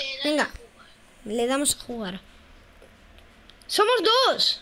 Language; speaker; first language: Spanish; native; Spanish